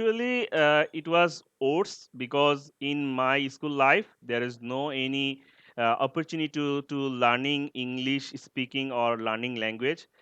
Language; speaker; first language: English; non-native, learner; Bangla